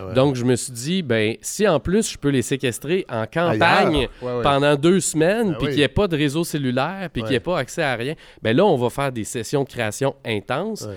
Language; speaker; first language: French; native; French